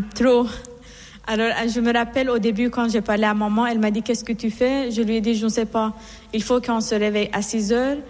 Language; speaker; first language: French; non-native, fluent; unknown